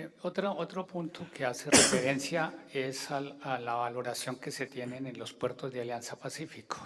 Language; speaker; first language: Spanish; native; Spanish